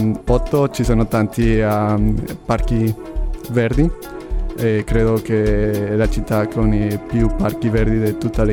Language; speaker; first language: Italian; non-native, learner; Spanish